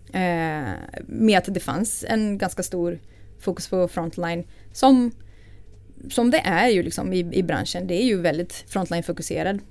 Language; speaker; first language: Swedish; non-native, fluent; Portuguese